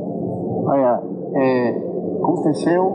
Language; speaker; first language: Portuguese; non-native, local second language; Kayapó